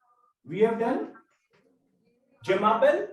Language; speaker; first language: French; non-native, learner; Hindi